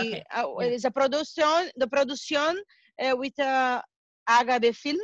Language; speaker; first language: English; non-native, learner; Portuguese